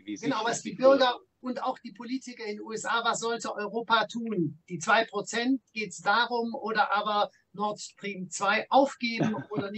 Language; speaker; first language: German; native; German